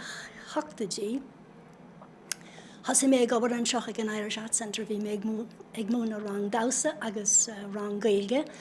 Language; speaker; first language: Irish; non-native, local second language; English